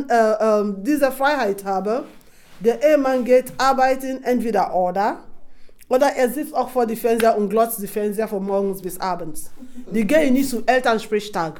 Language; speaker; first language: German; non-native, fluent; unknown